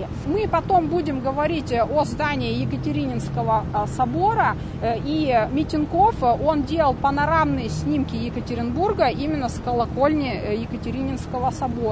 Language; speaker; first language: Russian; native; Russian